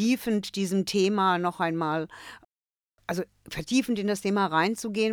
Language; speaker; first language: German; early bilingual, other home language; Croatian